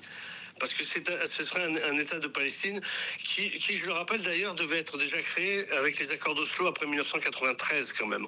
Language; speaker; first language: French; native; French